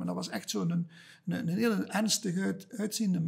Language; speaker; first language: Dutch; native; Dutch